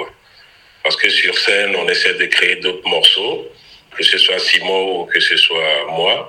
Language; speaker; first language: French; non-native, local second language; Ewe